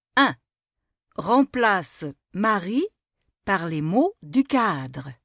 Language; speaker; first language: French; non-native, local second language; Arabic